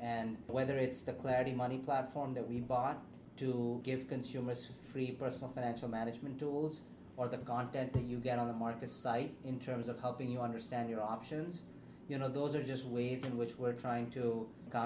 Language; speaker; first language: English; non-native, local second language; Urdu